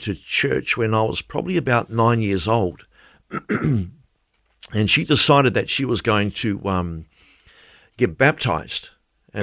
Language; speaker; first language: English; native; English